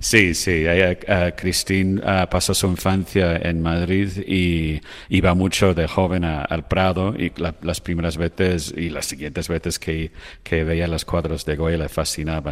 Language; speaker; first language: Spanish; non-native, fluent; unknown